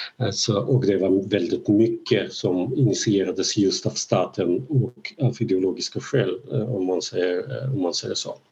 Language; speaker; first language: Swedish; non-native, fluent; Russian